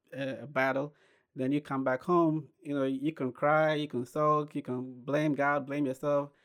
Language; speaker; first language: English; non-native, local second language; Akan